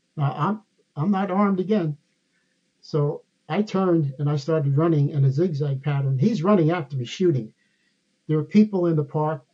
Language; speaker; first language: English; native; English